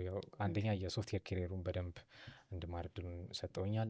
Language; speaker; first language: Amharic; native; Amharic